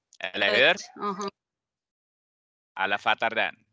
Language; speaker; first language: Swedish; non-native, fluent; Arabic